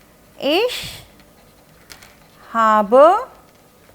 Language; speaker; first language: German; non-native, fluent; Hindi